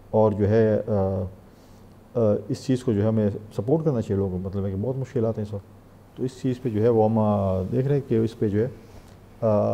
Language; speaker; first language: Urdu; non-native, local second language; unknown